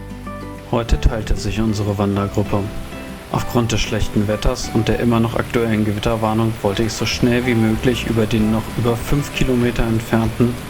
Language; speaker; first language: German; native; German